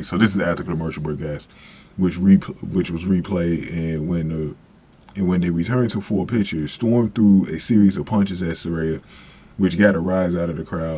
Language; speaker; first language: English; native; English